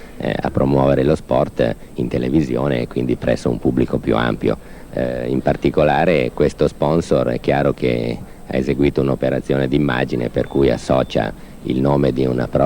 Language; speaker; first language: Italian; native; Italian